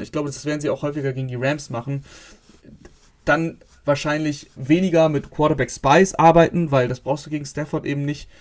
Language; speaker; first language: German; native; German